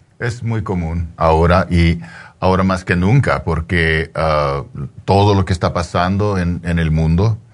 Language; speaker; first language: Spanish; early bilingual, heritage; Spanish